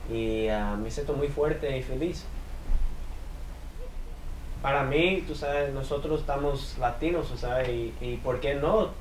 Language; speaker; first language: Spanish; early bilingual, heritage; English